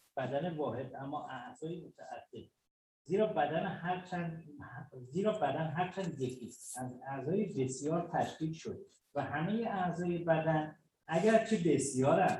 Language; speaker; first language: Persian; native; Persian